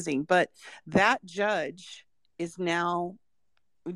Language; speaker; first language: English; native; English